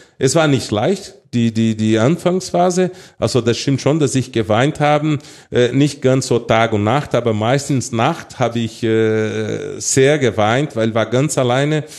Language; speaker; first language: German; non-native, fluent; Portuguese